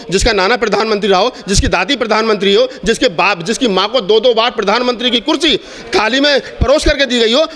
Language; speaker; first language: Hindi; native; Hindi